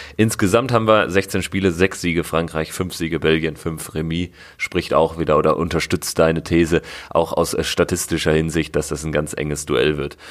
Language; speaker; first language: German; native; German